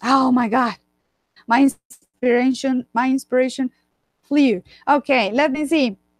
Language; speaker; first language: English; non-native, fluent; Spanish